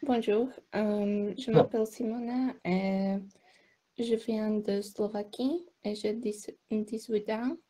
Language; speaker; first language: French; non-native, learner; Slovak